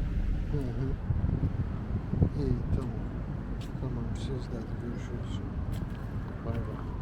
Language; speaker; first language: Turkish; native; Turkish